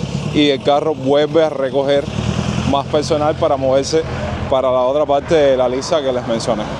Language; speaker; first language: Spanish; native; Spanish